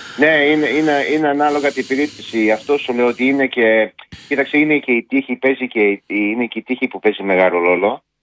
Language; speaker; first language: Greek; early bilingual, heritage; Greek